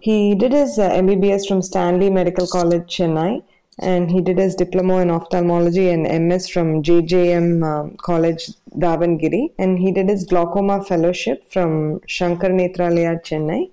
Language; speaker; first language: English; non-native, local second language; Tamil